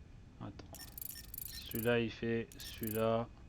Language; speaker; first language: French; native; French